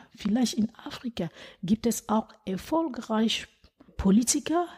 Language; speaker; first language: German; non-native, fluent; French